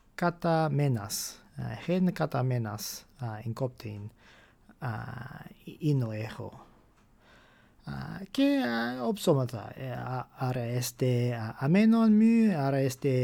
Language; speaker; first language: Greek; non-native, fluent; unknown